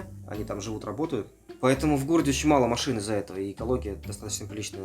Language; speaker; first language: Russian; native; Russian